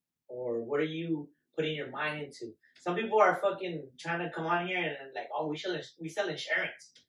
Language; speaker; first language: English; early bilingual, other home language; Spanish